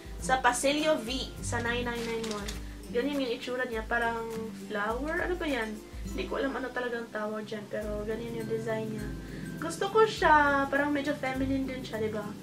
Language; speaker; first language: Filipino; non-native, local second language; Cebuano